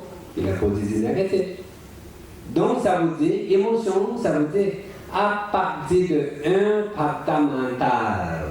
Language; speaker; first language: French; non-native, learner; Tibetan